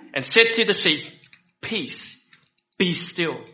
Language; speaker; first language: English; early bilingual, other home language; Vietnamese